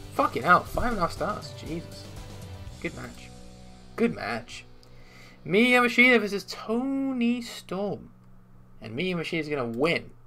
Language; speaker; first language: English; native; English